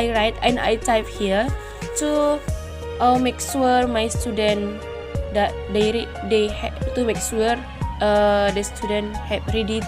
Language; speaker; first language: English; non-native, learner; Indonesian